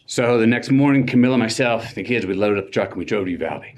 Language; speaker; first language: English; native; English